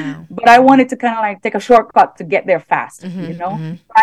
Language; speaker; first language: English; non-native, fluent; Portuguese